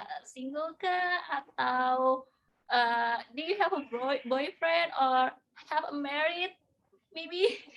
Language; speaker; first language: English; non-native, learner; Indonesian